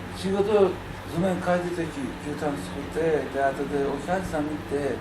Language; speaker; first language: Japanese; non-native, learner; Persian